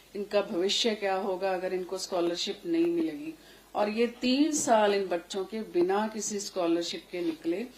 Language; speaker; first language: Hindi; non-native, local second language; Punjabi